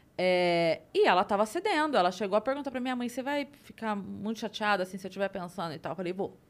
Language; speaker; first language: Portuguese; native; Portuguese